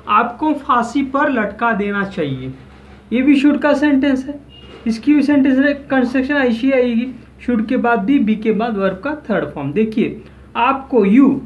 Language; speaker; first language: Hindi; non-native, local second language; Marathi